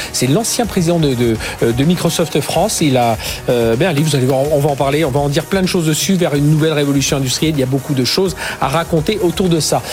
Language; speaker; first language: French; native; French